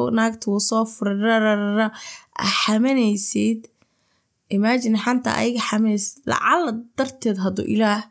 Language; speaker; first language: Somali; early bilingual, heritage; Somali